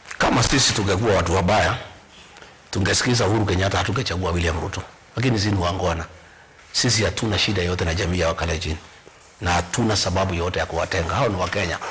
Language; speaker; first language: Swahili; non-native, local second language; Kikuyu